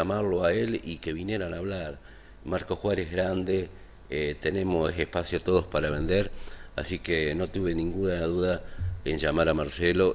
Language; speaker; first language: Spanish; native; Spanish